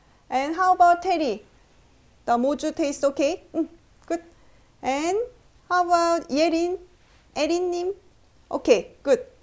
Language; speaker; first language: English; non-native, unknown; Korean